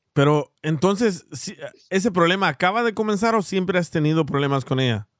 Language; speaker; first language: Spanish; early bilingual, heritage; Spanish